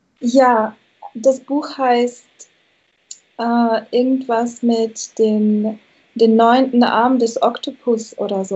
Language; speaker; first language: German; non-native, fluent; Russian